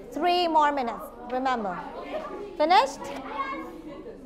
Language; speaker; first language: English; non-native, fluent; Vietnamese